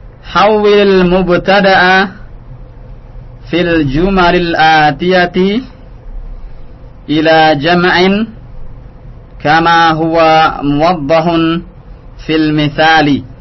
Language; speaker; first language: Arabic; non-native, learner; Indonesian